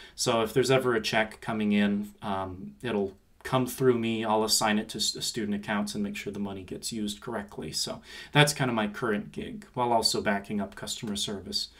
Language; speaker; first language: English; native; English